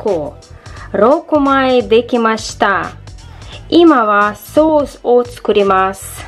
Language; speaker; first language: Japanese; non-native, fluent; Russian